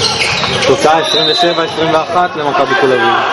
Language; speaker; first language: Hebrew; native; Hebrew